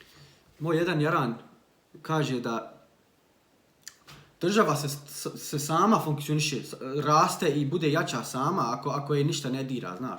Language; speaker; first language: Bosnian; early bilingual, heritage; Bosnian